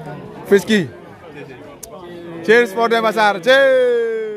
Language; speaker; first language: English; non-native, learner; Indonesian